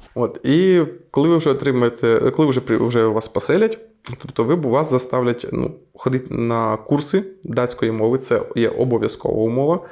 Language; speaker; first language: Ukrainian; native; Ukrainian